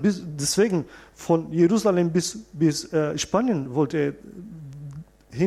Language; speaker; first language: German; non-native, fluent; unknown